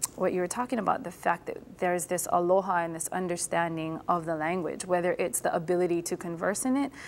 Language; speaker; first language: English; native; English